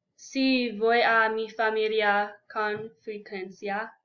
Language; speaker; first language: Spanish; non-native, learner; English